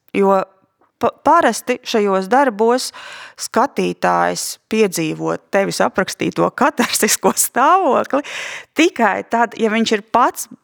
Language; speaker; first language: Latvian; native; Latvian